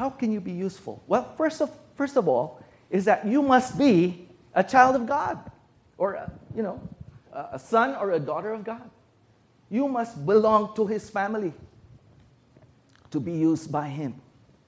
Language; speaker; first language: English; non-native, local second language; Filipino